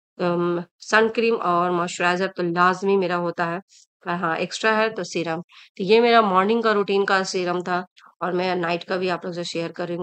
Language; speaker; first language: Hindi; native; Hindi